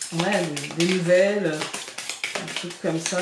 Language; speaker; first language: French; native; French